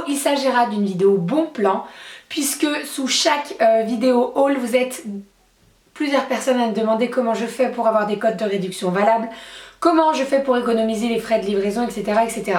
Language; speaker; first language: French; native; French